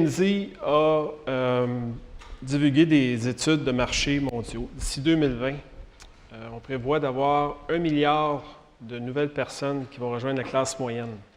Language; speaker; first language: French; native; French